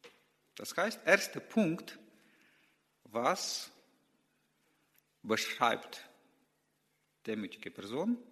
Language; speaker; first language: German; non-native, learner; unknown